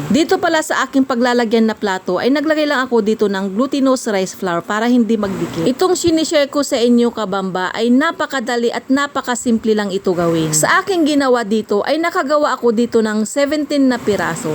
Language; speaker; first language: Filipino; non-native, local second language; Pangasinan